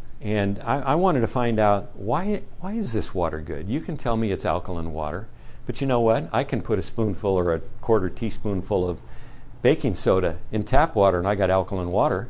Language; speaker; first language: English; native; English